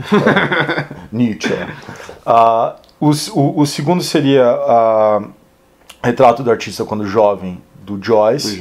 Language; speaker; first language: Portuguese; native; Portuguese